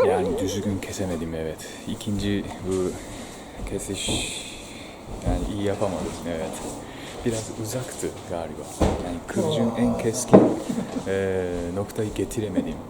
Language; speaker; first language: Turkish; non-native, fluent; Japanese